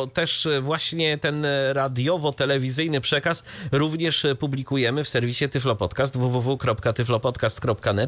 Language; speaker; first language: Polish; native; Polish